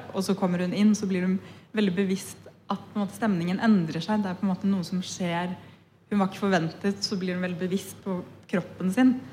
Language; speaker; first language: Norwegian; early bilingual, other home language; Punjabi